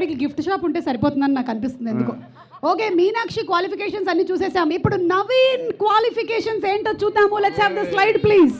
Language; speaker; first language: Telugu; native; Telugu